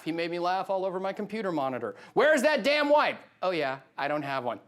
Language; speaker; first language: English; native; English